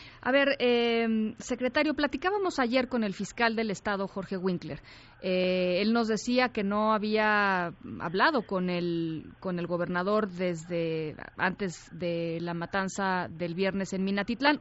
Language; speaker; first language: Spanish; native; Spanish